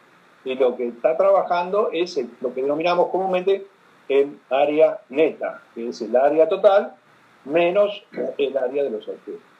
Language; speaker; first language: Spanish; native; Spanish